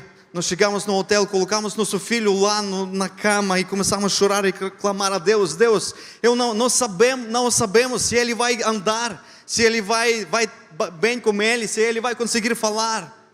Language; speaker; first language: Portuguese; non-native, fluent; Ukrainian